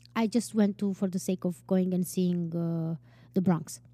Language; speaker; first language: English; non-native, fluent; Romanian